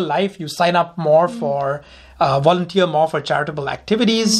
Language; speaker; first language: English; non-native, local second language; Hindi